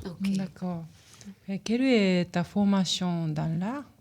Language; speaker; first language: French; non-native, learner; Japanese